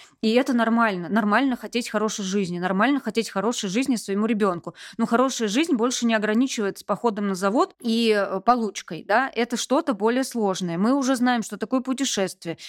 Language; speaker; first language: Russian; native; Russian